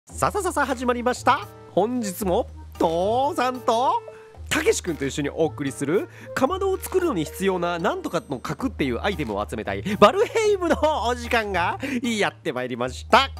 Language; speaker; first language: Japanese; native; Japanese